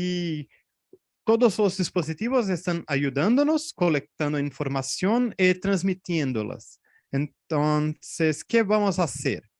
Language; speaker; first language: Spanish; non-native, fluent; Portuguese